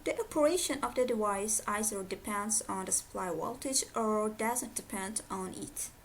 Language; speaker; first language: English; non-native, fluent; Azerbaijani